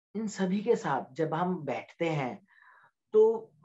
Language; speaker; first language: Hindi; native; Hindi